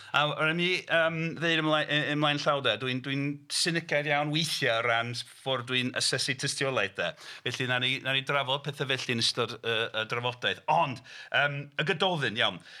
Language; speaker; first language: Welsh; non-native, fluent; English